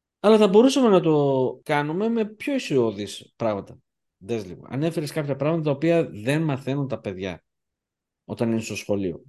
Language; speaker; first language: Greek; early bilingual, heritage; Greek